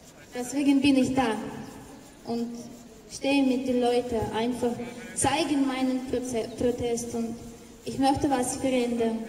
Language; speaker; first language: German; non-native, learner; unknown